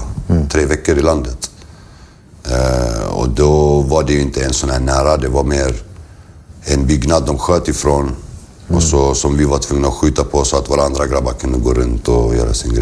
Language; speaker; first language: Swedish; early bilingual, other home language; Kurdish